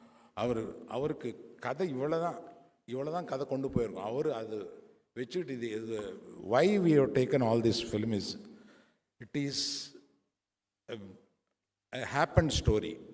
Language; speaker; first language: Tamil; non-native, local second language; Telugu